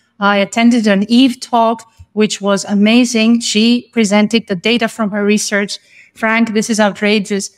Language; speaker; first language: English; non-native, fluent; Greek